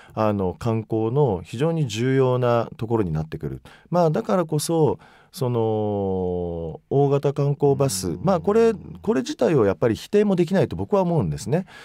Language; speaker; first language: Japanese; native; Japanese